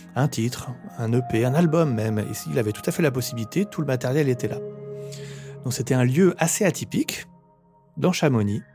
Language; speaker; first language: French; native; French